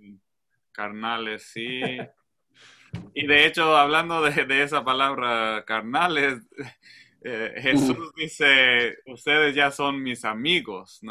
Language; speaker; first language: Spanish; non-native, fluent; English